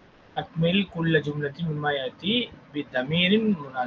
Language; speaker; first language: Arabic; non-native, fluent; Tamil